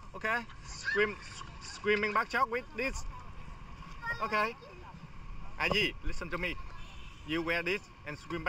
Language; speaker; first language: English; non-native, learner; Vietnamese